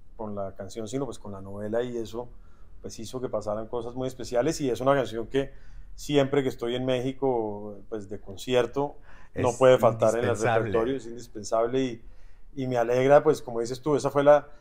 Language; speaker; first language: Spanish; native; Spanish